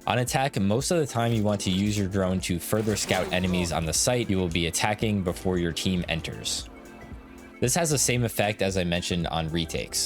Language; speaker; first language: English; native; English